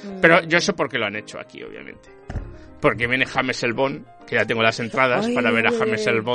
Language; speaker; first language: Spanish; native; Spanish